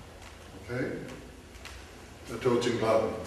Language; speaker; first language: Russian; non-native, learner; English